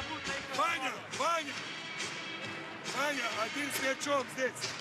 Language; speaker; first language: Russian; non-native, learner; Serbian